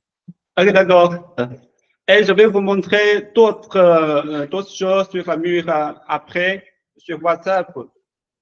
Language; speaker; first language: French; non-native, learner; Chinese